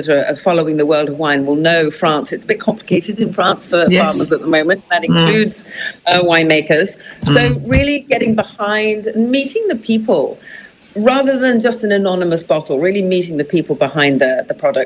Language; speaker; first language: English; native; English